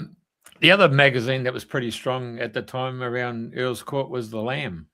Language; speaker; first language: English; native; English